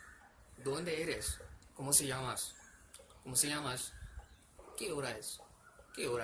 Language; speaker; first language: Spanish; non-native, learner; Hindi